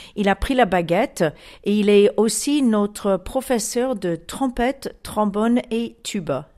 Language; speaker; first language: French; non-native, fluent; English